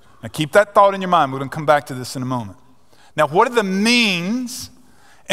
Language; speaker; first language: English; native; English